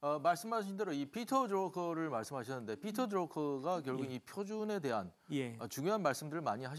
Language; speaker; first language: Korean; native; Korean